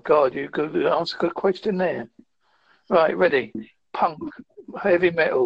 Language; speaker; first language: English; native; English